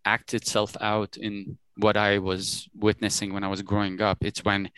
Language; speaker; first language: English; early bilingual, other home language; Persian